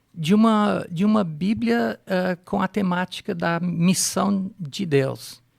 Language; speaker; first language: Portuguese; non-native, fluent; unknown